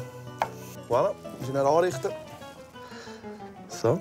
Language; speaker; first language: German; native; German